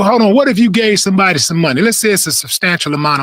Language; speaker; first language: English; native; English